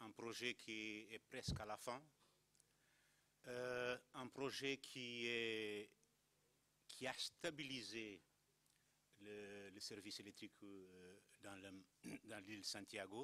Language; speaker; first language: French; non-native, fluent; Kabuverdianu